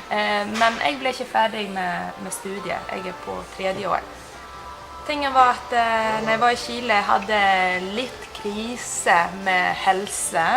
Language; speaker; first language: Norwegian; non-native, fluent; Spanish